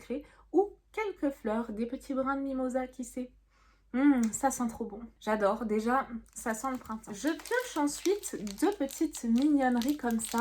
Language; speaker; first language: French; native; French